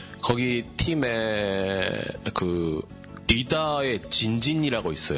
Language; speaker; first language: Korean; non-native, fluent; Japanese